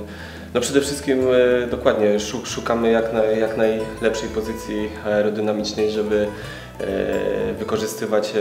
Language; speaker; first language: Polish; native; Polish